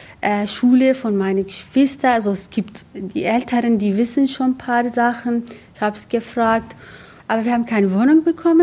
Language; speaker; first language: German; non-native, learner; Arabic